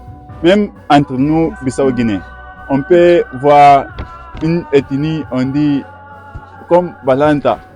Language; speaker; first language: French; non-native, learner; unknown